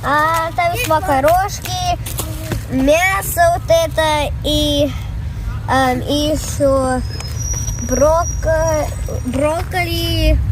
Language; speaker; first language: Russian; early bilingual, heritage; Russian